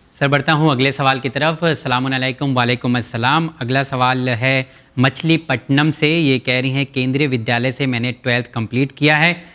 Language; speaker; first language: Hindi; native; Hindi